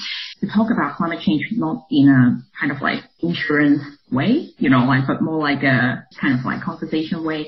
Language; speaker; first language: English; non-native, local second language; Cantonese